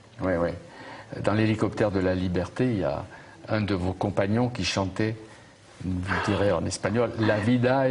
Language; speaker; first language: French; native; French